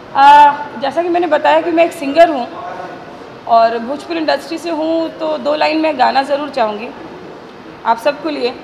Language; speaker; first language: Hindi; native; Hindi